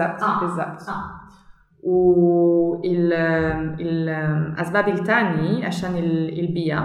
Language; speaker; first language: Arabic; non-native, learner; German